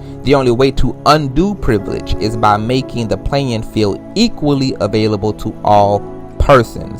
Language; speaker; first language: English; native; English